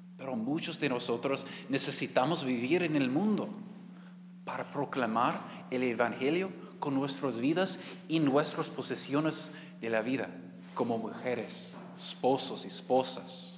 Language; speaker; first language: Spanish; non-native, learner; English